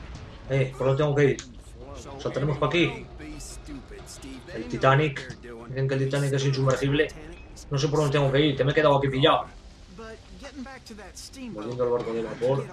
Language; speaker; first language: Spanish; native; Spanish